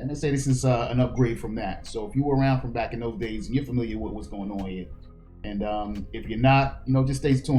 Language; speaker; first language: English; native; English